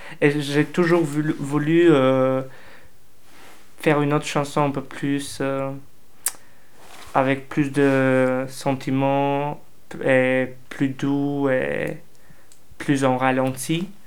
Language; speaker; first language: French; non-native, fluent; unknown